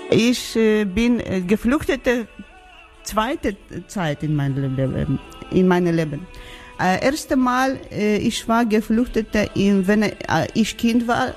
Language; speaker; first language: German; non-native, learner; Georgian